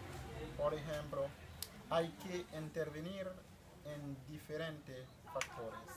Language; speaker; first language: Spanish; non-native, fluent; Haitian Creole